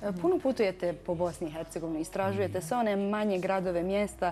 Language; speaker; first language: Croatian; native; Croatian